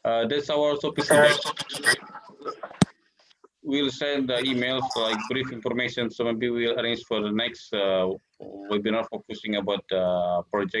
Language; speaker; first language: English; non-native, learner; Indonesian